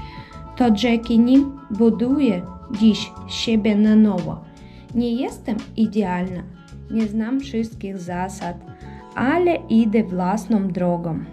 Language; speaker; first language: Polish; early bilingual, heritage; Polish